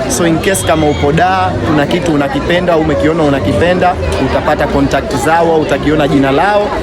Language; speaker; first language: Swahili; native; Swahili